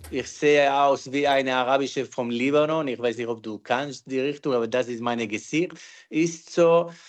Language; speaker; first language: German; non-native, learner; Hebrew